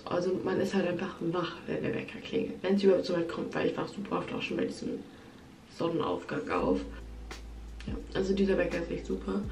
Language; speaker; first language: German; native; German